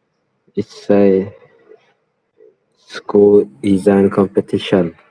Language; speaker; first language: English; non-native, learner; Vietnamese